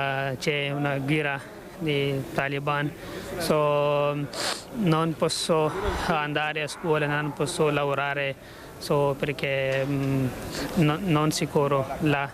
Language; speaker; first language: Italian; non-native, learner; Pashto